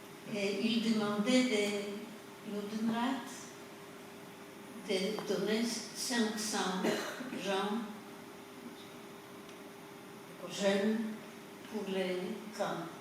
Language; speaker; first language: French; non-native, fluent; Polish